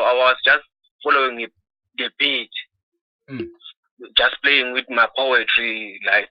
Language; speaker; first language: English; non-native, local second language; Swati